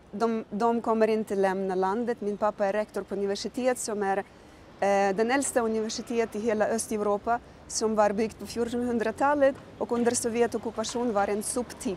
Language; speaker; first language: Swedish; non-native, fluent; Ukrainian